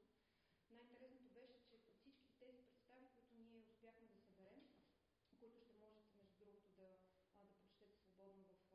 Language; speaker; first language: Bulgarian; native; Bulgarian